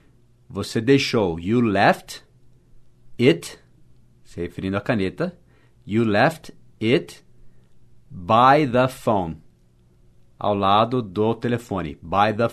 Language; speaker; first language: Portuguese; non-native, fluent; English